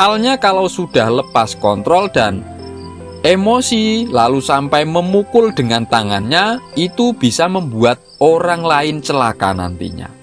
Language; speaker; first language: Indonesian; non-native, local second language; Javanese